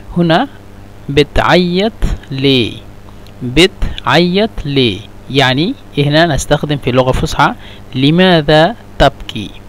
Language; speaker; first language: Egyptian Arabic; non-native, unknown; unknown